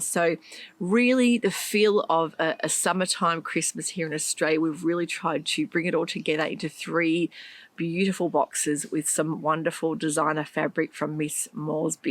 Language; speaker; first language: English; native; English